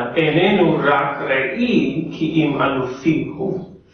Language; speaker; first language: Hebrew; non-native, learner; English